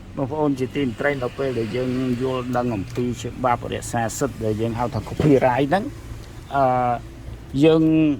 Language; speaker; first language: Khmer; native; Khmer